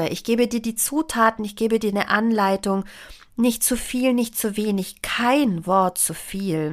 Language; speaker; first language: German; native; German